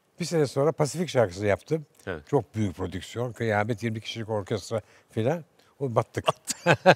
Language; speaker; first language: Turkish; native; Turkish